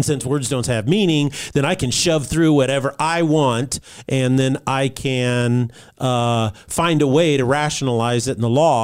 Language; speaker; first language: English; native; English